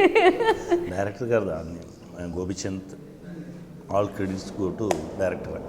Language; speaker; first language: Telugu; non-native, local second language; Tamil